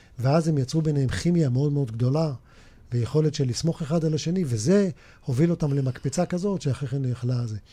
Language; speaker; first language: Hebrew; native; Hebrew